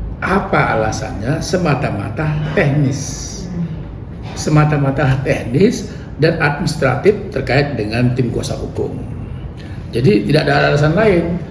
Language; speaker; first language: Indonesian; native; Indonesian